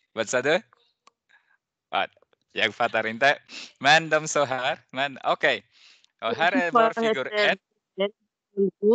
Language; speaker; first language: Swedish; non-native, fluent; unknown